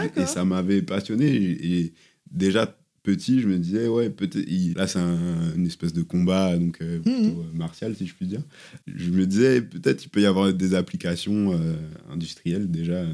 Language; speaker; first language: French; native; French